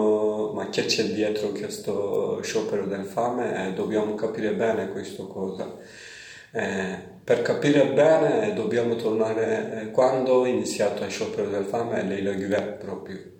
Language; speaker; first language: Italian; non-native, learner; Kurdish